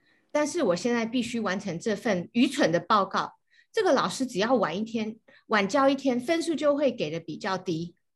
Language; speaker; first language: Chinese; native; Chinese